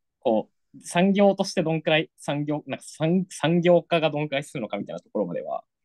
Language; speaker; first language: Japanese; native; Japanese